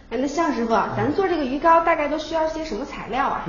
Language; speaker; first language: Chinese; native; Chinese